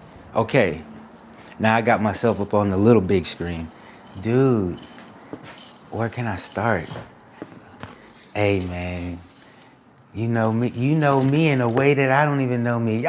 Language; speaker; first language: English; native; English